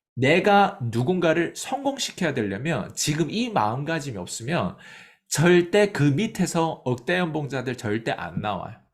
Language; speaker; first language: Korean; non-native, fluent; Chinese